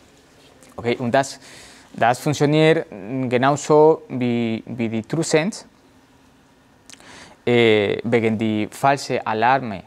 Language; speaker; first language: German; non-native, learner; Spanish